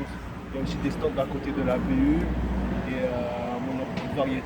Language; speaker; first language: French; native; French